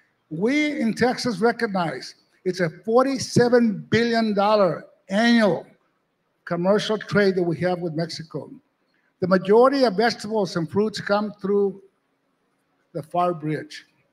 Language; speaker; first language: English; early bilingual, other home language; Spanish